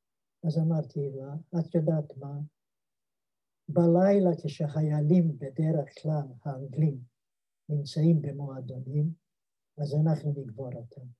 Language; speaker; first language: Hebrew; non-native, fluent; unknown